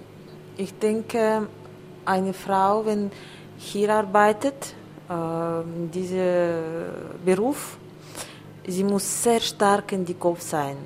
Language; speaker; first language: German; non-native, learner; Russian